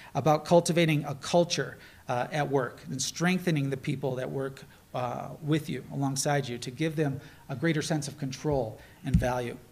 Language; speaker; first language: English; native; English